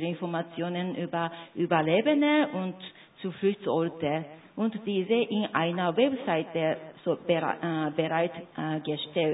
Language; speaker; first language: German; non-native, fluent; Japanese